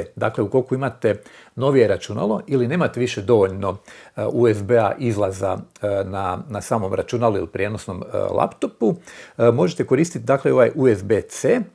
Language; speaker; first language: Croatian; native; Croatian